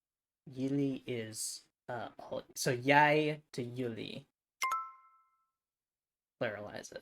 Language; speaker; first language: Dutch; non-native, learner; English